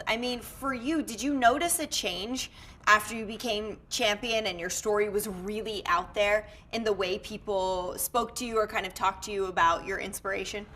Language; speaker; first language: English; native; English